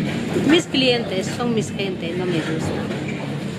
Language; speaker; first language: Spanish; non-native, local second language; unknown